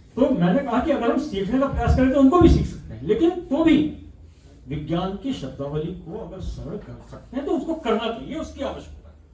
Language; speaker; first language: Hindi; native; Hindi